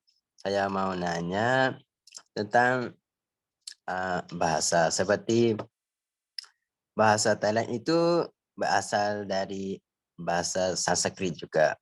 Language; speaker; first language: Indonesian; non-native, learner; Thai